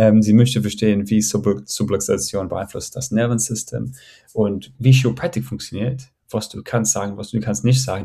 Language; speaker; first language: German; non-native, fluent; English